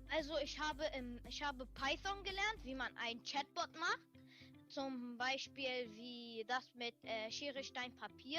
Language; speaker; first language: German; early bilingual, other home language; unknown